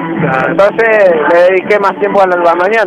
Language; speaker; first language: Spanish; native; Spanish